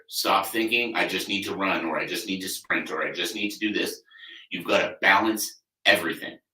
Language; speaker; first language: English; native; English